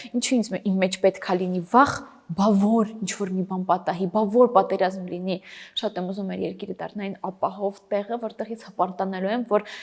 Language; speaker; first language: Armenian; native; Armenian